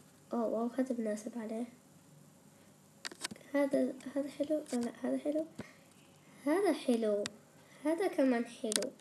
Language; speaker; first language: Arabic; native; Arabic